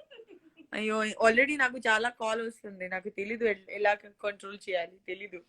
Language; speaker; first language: Telugu; non-native, local second language; Gujarati